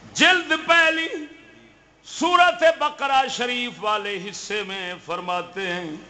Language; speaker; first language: Urdu; non-native, local second language; Punjabi